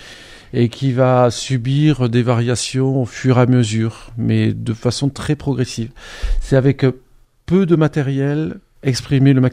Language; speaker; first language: French; native; French